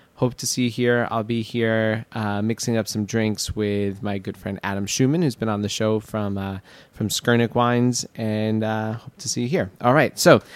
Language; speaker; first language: English; native; English